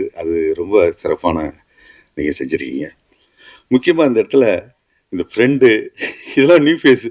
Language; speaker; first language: Tamil; native; Tamil